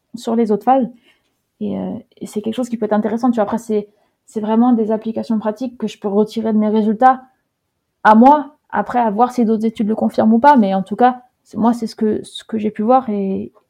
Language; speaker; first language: French; early bilingual, heritage; Dutch